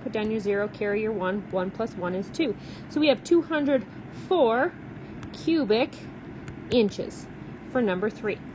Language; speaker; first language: English; native; English